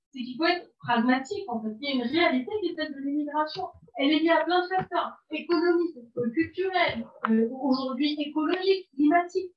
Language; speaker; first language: French; non-native, local second language; Arabic